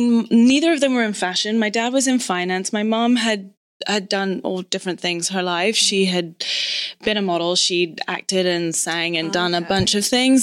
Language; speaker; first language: English; native; English